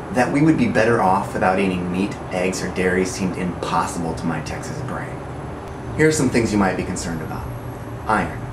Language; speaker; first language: English; native; English